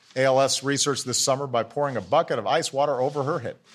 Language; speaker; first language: English; native; English